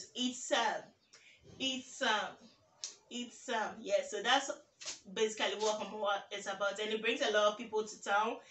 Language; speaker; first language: English; non-native, local second language; Ga